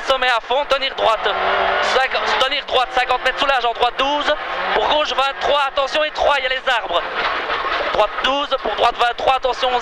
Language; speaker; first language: French; native; French